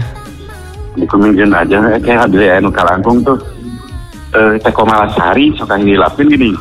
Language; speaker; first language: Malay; non-native, local second language; Sundanese